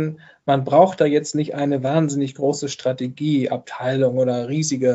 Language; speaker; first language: German; native; German